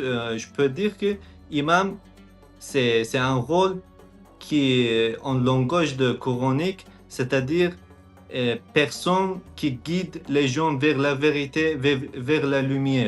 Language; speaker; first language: French; non-native, learner; Azerbaijani